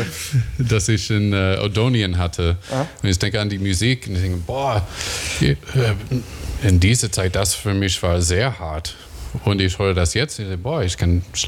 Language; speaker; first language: German; non-native, learner; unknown